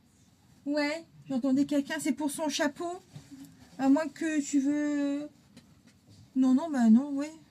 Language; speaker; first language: French; native; French